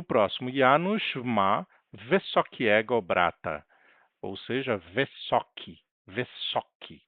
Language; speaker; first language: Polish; non-native, learner; Portuguese